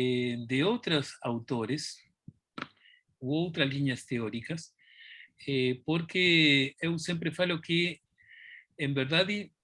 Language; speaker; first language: Portuguese; non-native, fluent; Spanish